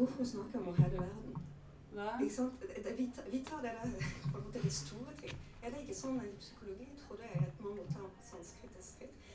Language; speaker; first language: Norwegian; non-native, fluent; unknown